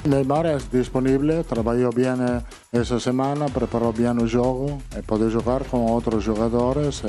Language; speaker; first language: Portuguese; non-native, fluent; Italian